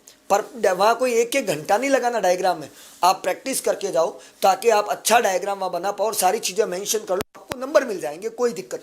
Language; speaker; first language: Hindi; native; Hindi